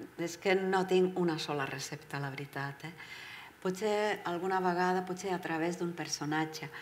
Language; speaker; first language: Catalan; non-native, fluent; Czech